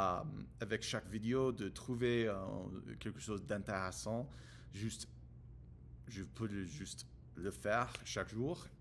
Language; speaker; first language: French; non-native, learner; English